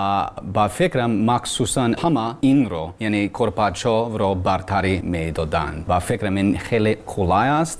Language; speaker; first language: Persian; non-native, learner; English